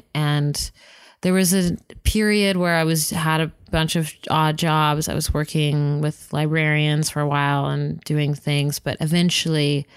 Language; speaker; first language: English; native; English